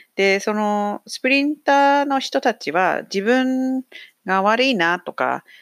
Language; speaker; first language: Japanese; non-native, fluent; English